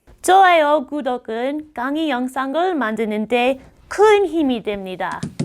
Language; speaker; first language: Korean; non-native, fluent; English